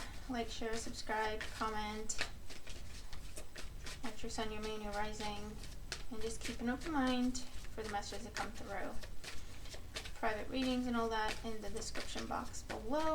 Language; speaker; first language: English; native; English